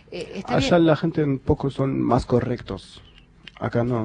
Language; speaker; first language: Spanish; non-native, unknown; Arabic